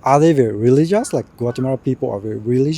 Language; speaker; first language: English; non-native, fluent; Japanese